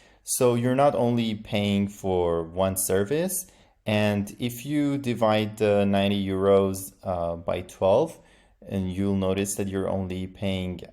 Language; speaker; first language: English; non-native, fluent; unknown